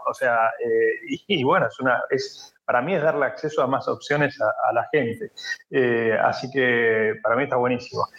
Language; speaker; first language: Spanish; native; Spanish